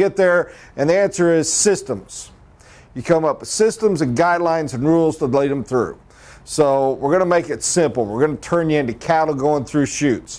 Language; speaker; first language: English; native; English